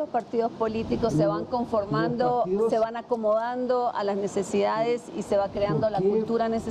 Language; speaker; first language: Spanish; native; Spanish